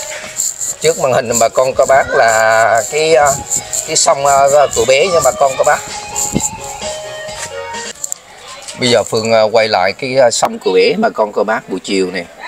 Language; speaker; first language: Vietnamese; native; Vietnamese